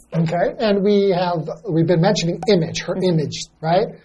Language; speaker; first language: English; native; English